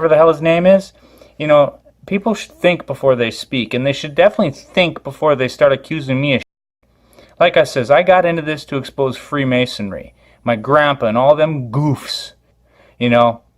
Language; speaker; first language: English; native; English